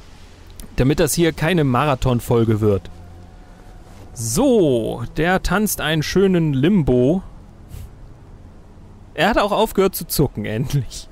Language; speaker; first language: German; native; German